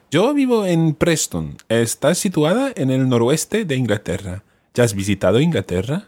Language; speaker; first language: Spanish; non-native, fluent; English